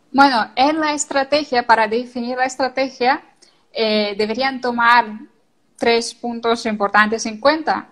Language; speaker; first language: Spanish; non-native, fluent; Ukrainian